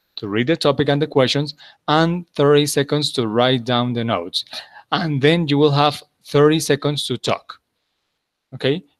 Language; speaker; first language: English; non-native, fluent; Spanish